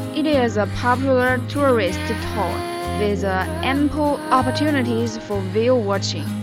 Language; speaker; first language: English; non-native, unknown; Chinese